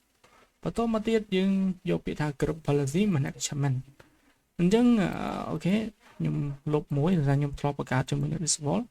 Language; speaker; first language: Khmer; native; Khmer